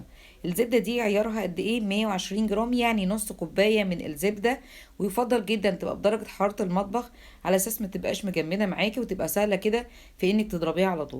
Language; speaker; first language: Arabic; native; Arabic